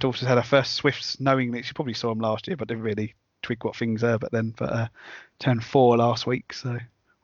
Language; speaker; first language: English; native; English